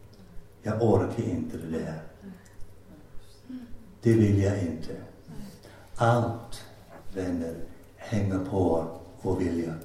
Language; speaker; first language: Swedish; non-native, fluent; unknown